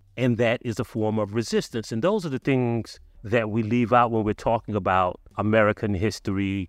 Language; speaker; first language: English; native; English